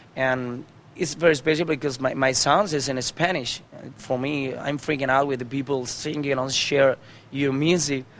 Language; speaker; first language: English; non-native, learner; Spanish